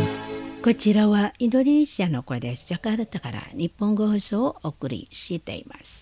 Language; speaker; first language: Japanese; non-native, learner; Indonesian